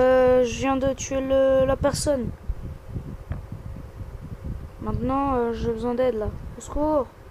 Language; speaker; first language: French; native; French